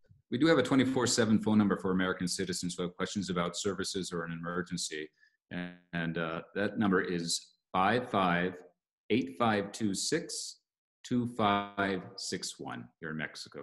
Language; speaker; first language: English; native; English